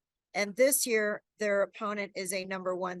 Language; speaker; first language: English; native; English